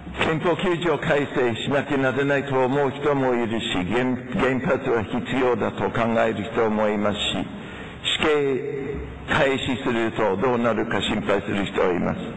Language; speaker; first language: Japanese; non-native, fluent; English